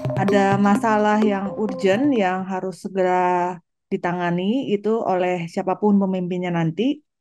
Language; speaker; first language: Indonesian; native; Indonesian